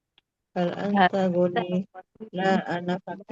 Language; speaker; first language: Arabic; non-native, learner; Indonesian